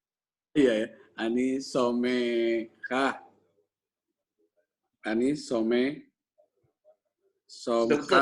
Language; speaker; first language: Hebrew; non-native, learner; Indonesian